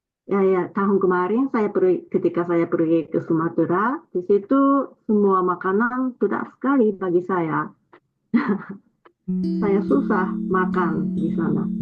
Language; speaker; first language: Indonesian; non-native, fluent; Japanese